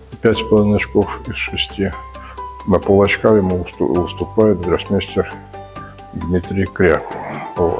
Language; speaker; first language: Russian; native; Russian